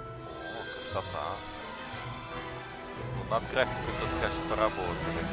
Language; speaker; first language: Russian; native; Russian